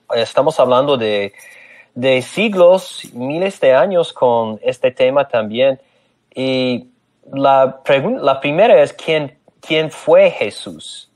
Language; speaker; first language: Spanish; non-native, fluent; English